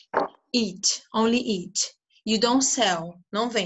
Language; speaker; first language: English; non-native, fluent; Portuguese